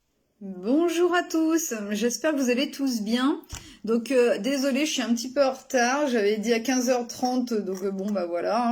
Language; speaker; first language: French; native; French